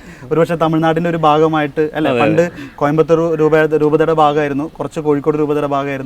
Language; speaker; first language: Malayalam; native; Malayalam